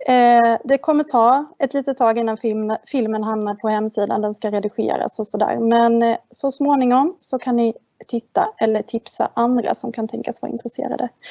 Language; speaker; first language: Swedish; native; Swedish